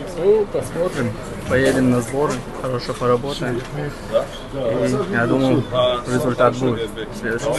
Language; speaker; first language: Russian; non-native, local second language; Chechen